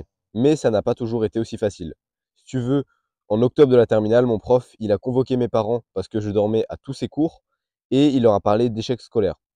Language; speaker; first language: French; native; French